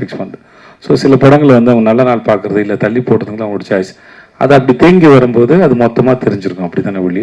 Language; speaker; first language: Tamil; native; Tamil